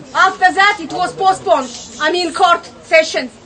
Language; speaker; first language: English; non-native, learner; Russian